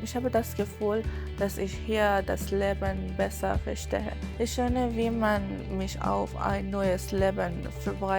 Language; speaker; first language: German; non-native, learner; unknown